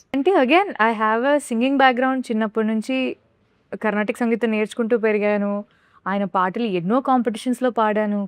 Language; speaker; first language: Telugu; native; Telugu